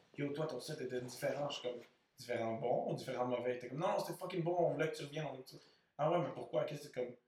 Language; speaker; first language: French; early bilingual, other home language; Spanish